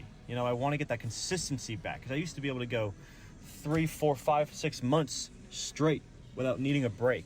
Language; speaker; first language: English; native; English